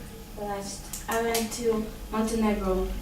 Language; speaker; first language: English; non-native, learner; Russian